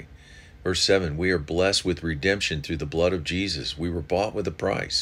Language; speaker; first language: English; native; English